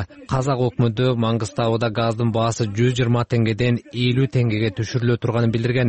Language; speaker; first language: Kyrgyz; native; Kyrgyz